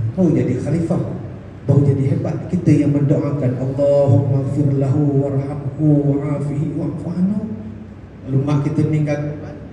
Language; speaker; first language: Malay; native; Malay